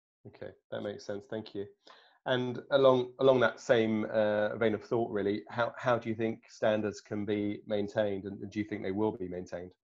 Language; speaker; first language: English; native; English